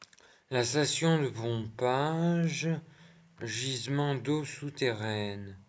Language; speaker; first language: French; native; French